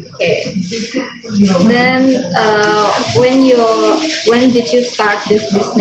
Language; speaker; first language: English; non-native, learner; Indonesian